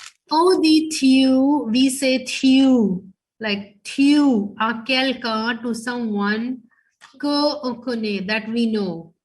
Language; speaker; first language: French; non-native, fluent; Hindi